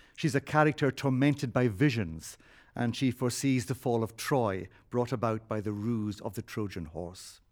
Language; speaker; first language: English; native; English